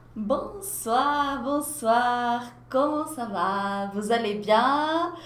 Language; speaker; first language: French; non-native, fluent; Portuguese